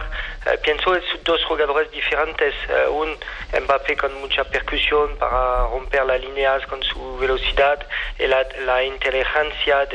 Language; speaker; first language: Spanish; non-native, fluent; French